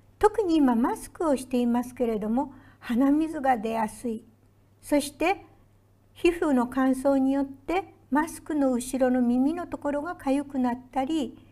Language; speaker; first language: Japanese; native; Japanese